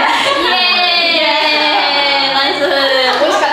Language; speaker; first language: Japanese; native; Japanese